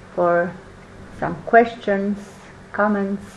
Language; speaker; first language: English; non-native, fluent; Romanian